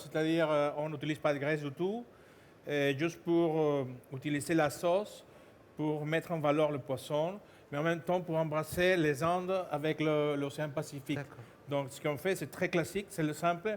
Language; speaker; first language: French; non-native, fluent; Spanish